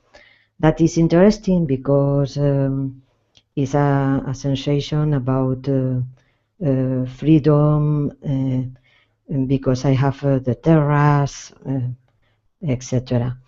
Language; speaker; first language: English; non-native, learner; Spanish